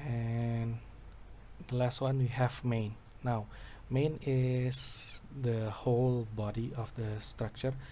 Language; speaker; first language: English; non-native, local second language; Indonesian